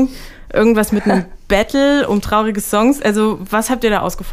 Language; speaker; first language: German; native; German